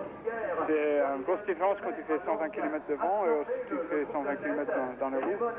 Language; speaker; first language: French; non-native, learner; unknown